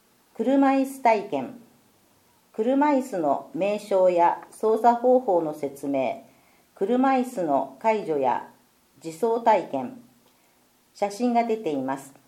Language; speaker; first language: Japanese; native; Japanese